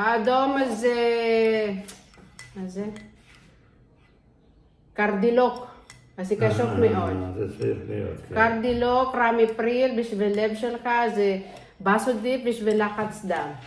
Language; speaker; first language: Hebrew; non-native, learner; Filipino